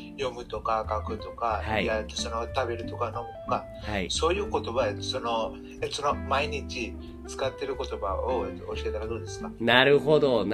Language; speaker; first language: Japanese; non-native, learner; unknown